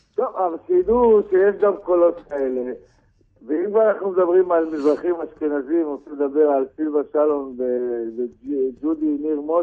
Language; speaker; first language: Hebrew; native; Hebrew